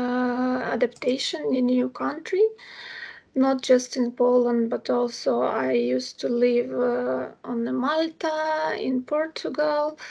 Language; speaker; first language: English; non-native, fluent; Ukrainian